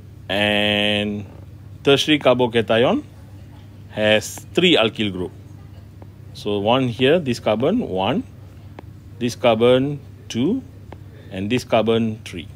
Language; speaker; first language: English; non-native, local second language; Malay